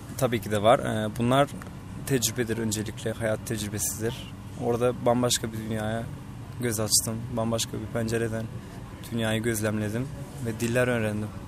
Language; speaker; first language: Turkish; native; Turkish